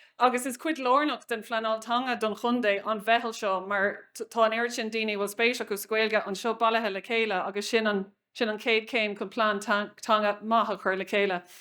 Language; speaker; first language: Irish; non-native, local second language; English